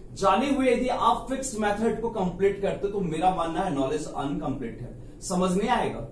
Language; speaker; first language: Hindi; native; Hindi